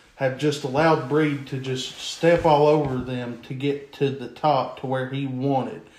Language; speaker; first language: English; native; English